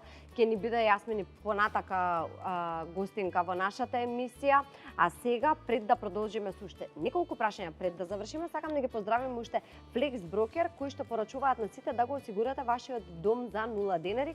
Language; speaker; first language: Macedonian; native; Macedonian